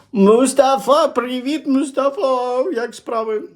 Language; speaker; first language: Ukrainian; non-native, local second language; Russian